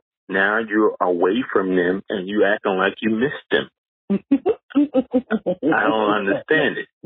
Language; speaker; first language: English; native; English